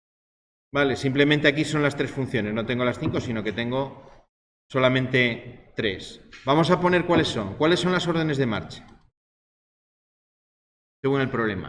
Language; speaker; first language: Spanish; native; Spanish